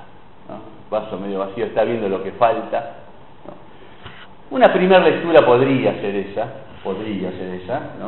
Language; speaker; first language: Spanish; native; Spanish